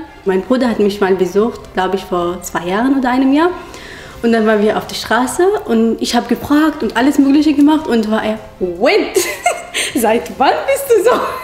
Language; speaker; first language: German; non-native, fluent; Arabic